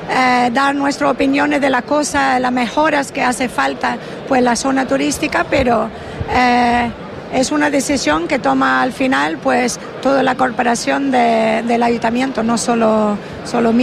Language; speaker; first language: Spanish; non-native, fluent; English